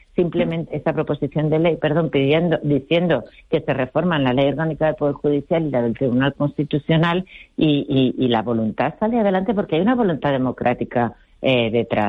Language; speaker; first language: Spanish; native; Spanish